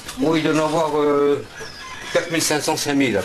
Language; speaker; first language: French; native; French